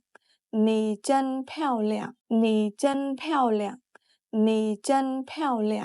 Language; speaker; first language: Chinese; non-native, fluent; Khmer